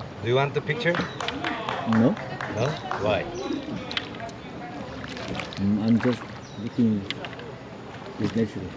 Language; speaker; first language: English; non-native, learner; Turkish